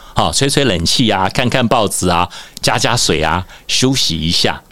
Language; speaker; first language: Chinese; native; Chinese